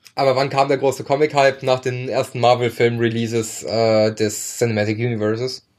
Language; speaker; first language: German; early bilingual, other home language; Ukrainian